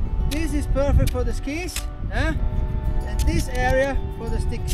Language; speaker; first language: English; non-native, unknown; German